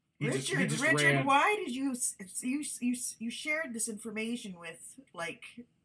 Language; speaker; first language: English; native; English